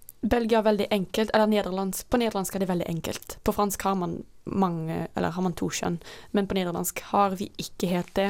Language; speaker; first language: Norwegian; non-native, fluent; Dutch